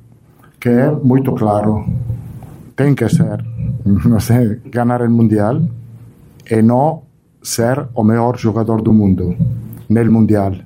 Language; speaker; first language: Spanish; non-native, fluent; Italian